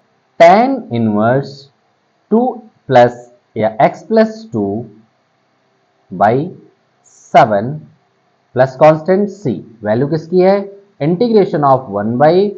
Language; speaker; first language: Hindi; native; Hindi